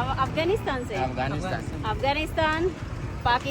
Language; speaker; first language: Hindi; non-native, local second language; Telugu